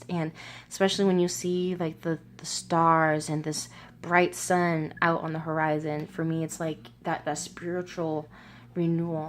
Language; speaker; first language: English; native; English